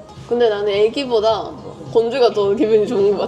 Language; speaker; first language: Korean; non-native, fluent; Japanese